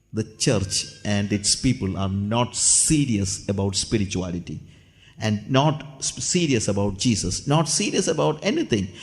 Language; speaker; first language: English; non-native, local second language; Malayalam